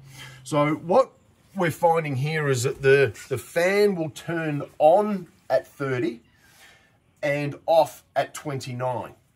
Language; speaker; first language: English; native; English